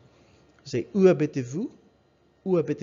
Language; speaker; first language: French; non-native, learner; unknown